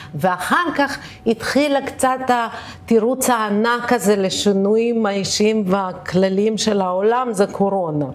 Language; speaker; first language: Hebrew; early bilingual, other home language; Russian